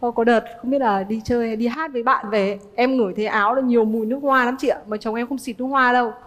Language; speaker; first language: Vietnamese; native; Vietnamese